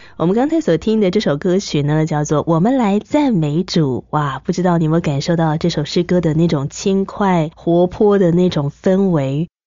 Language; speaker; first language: Chinese; native; Chinese